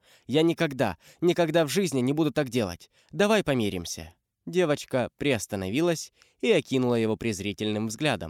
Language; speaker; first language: Russian; native; Russian